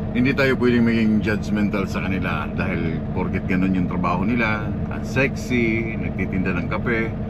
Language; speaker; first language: Filipino; non-native, local second language; Cebuano